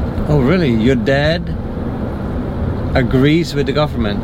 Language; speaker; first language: English; non-native, fluent; Dutch